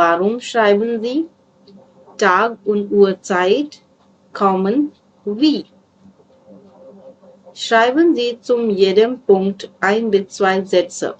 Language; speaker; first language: German; non-native, learner; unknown